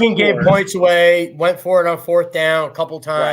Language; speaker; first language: English; native; English